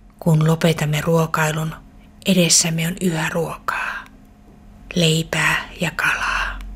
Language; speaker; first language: Finnish; native; Finnish